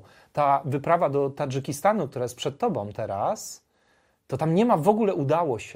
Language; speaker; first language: Polish; native; Polish